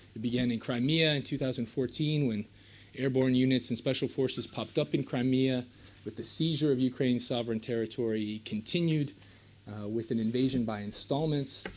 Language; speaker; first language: English; native; English